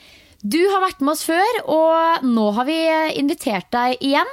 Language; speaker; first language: Norwegian; native; Norwegian